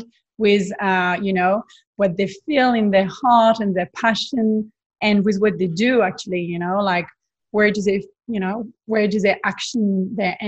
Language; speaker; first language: English; non-native, fluent; French